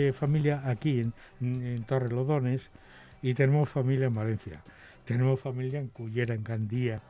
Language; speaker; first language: Spanish; native; Spanish